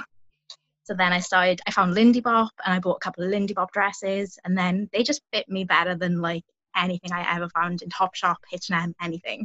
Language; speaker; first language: English; native; English